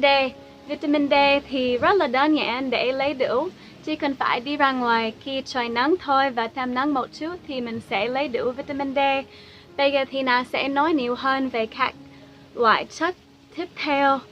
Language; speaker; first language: Vietnamese; non-native, fluent; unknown